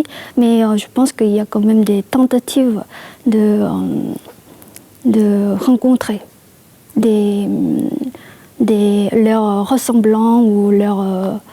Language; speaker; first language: French; non-native, fluent; Korean